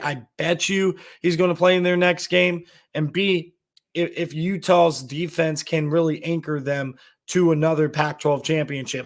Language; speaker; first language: English; native; English